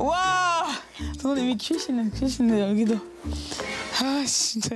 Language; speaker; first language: Korean; non-native, learner; French